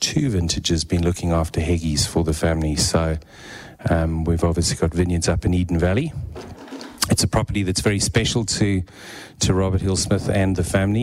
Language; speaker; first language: English; native; English